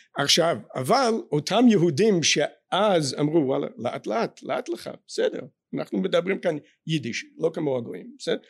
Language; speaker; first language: Hebrew; non-native, fluent; English